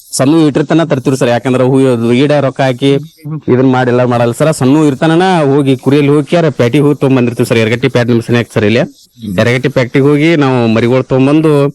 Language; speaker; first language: Kannada; native; Kannada